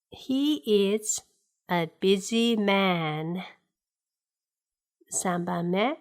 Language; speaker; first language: English; non-native, fluent; Japanese